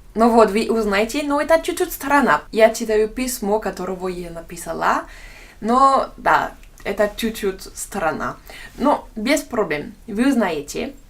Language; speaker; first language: Russian; non-native, learner; French